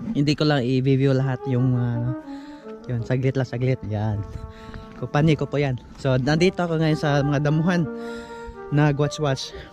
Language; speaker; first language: Filipino; native; Filipino